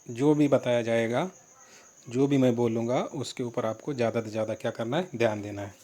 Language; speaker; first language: Hindi; non-native, local second language; Marathi